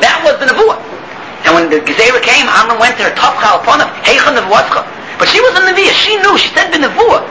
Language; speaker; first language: English; native; English